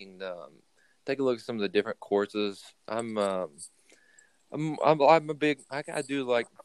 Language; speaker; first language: English; native; English